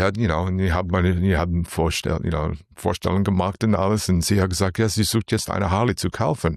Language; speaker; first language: German; non-native, learner; English